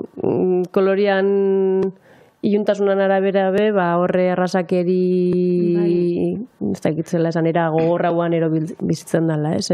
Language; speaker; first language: Basque; native; Basque